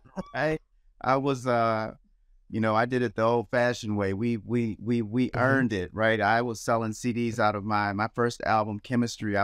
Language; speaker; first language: English; native; English